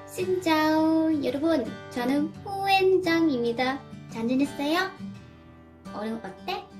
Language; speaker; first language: Korean; non-native, learner; Vietnamese